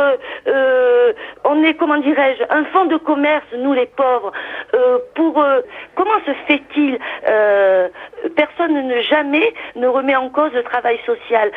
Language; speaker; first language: French; native; French